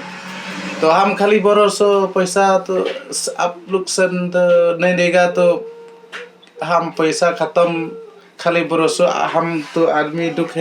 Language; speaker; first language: Hindi; non-native, local second language; Khasi